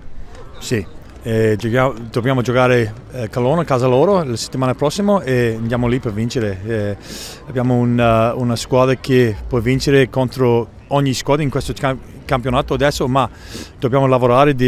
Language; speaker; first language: Italian; non-native, learner; English